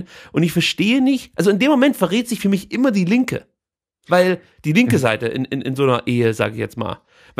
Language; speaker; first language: German; native; German